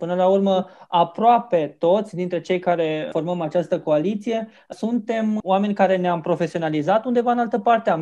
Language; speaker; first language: Romanian; native; Romanian